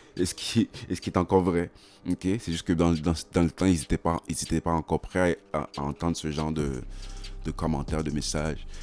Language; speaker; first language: French; early bilingual, other home language; Haitian Creole